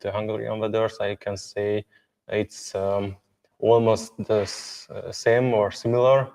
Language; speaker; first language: English; non-native, learner; Hungarian